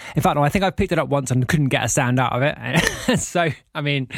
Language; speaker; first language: English; native; English